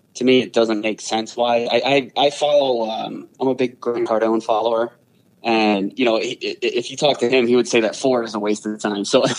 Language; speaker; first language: English; native; English